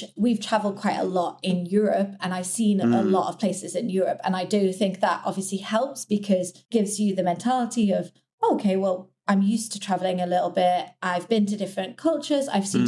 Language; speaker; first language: English; native; English